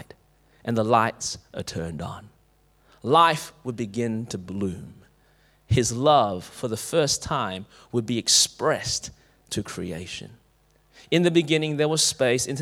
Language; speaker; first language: English; native; English